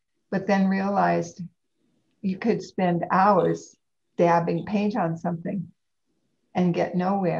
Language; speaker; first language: English; native; English